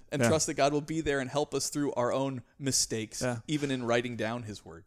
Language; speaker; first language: English; native; English